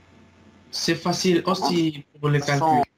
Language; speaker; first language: French; non-native, local second language; Arabic